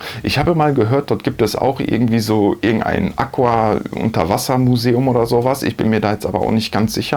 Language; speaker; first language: German; native; German